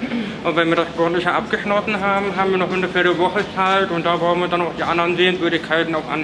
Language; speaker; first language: German; native; German